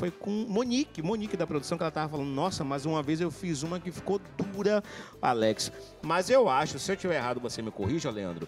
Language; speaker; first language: Portuguese; native; Portuguese